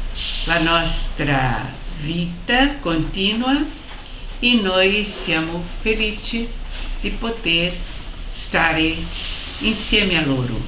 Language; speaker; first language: Italian; non-native, fluent; Portuguese